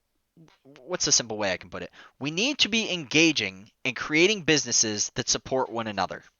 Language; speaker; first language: English; native; English